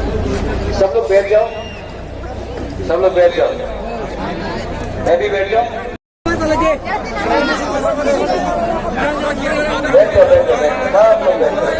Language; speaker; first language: Hindi; non-native, local second language; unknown